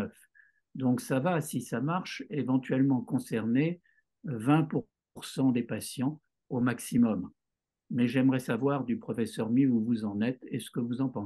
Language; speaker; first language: French; native; French